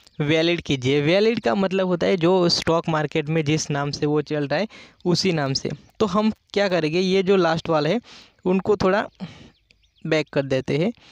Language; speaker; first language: Hindi; non-native, local second language; Gujarati